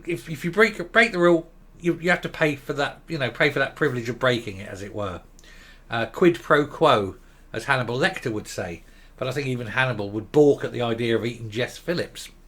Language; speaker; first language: English; native; English